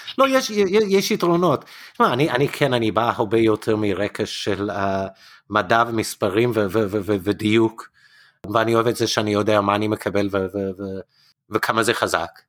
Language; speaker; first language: Hebrew; non-native, fluent; English